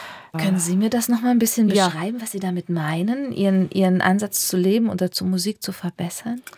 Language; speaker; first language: German; native; German